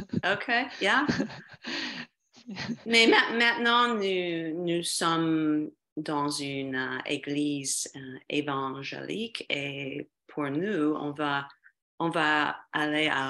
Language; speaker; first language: French; non-native, fluent; English